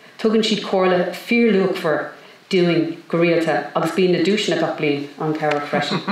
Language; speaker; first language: Irish; non-native, local second language; English